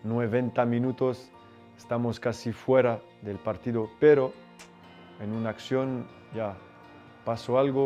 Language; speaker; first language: Spanish; non-native, fluent; French